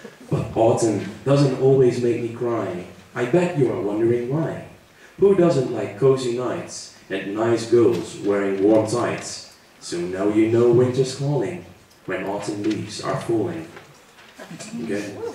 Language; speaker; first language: English; non-native, fluent; Dutch